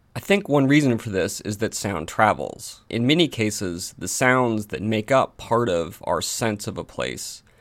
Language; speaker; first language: English; native; English